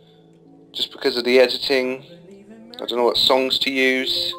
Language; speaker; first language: English; native; English